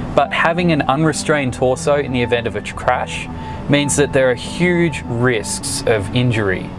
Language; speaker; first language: English; native; English